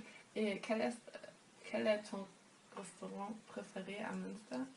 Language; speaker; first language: French; non-native, fluent; German